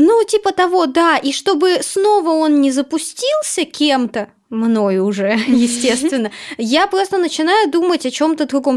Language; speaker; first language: Russian; native; Russian